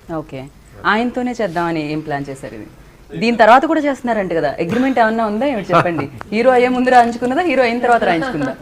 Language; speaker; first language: Telugu; native; Telugu